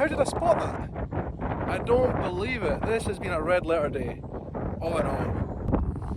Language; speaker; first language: English; native; English